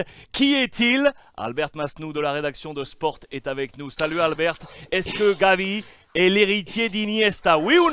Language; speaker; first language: French; native; French